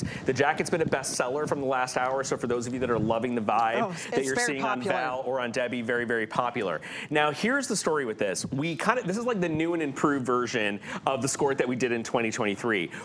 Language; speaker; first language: English; native; English